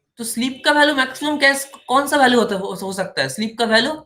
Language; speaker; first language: Hindi; non-native, local second language; Bangla